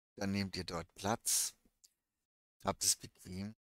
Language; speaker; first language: German; native; German